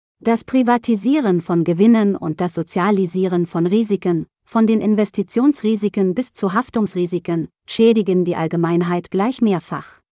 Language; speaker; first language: German; native; German